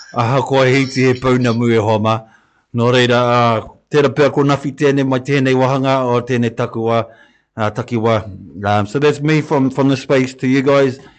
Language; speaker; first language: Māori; non-native, local second language; English